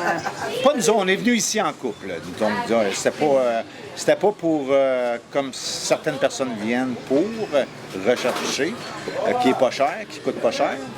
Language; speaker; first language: French; native; French